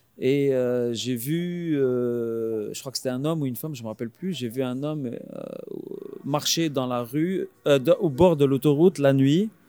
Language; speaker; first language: French; non-native, local second language; Arabic